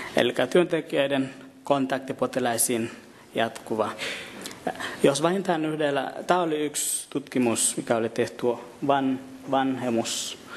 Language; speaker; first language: Finnish; non-native, fluent; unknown